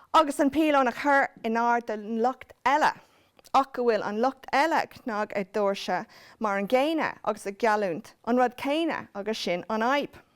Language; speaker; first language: Irish; non-native, local second language; English